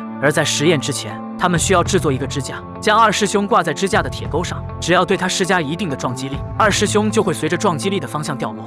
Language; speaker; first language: Chinese; native; Chinese